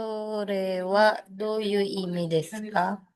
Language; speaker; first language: Japanese; non-native, learner; Filipino